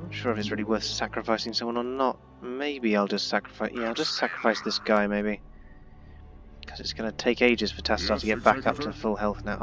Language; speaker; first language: English; native; English